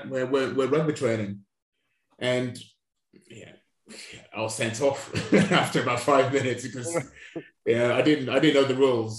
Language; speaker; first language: English; non-native, local second language; Yoruba